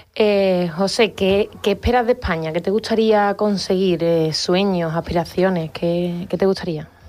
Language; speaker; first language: Spanish; native; Spanish